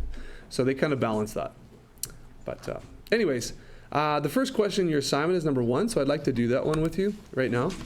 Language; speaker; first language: English; native; English